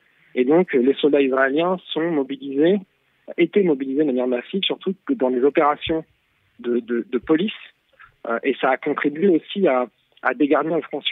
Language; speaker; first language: French; native; French